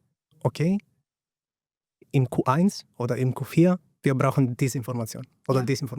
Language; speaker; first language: German; non-native, fluent; Greek